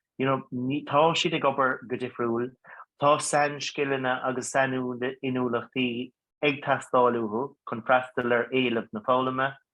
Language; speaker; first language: Irish; non-native, local second language; English